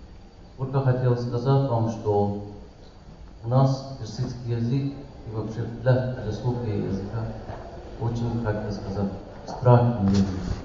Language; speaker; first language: Russian; non-native, learner; Persian